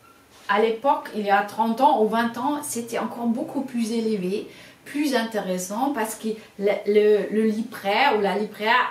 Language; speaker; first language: French; non-native, fluent; German